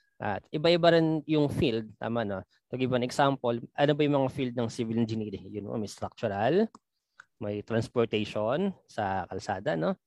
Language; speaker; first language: Filipino; non-native, local second language; Pampanga